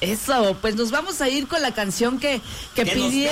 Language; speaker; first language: Spanish; native; Spanish